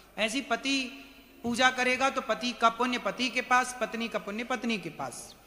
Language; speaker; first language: Hindi; native; Hindi